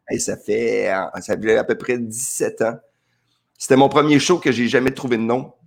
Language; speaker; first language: French; native; French